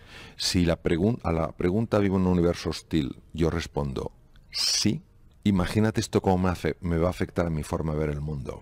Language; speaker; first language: Spanish; native; Spanish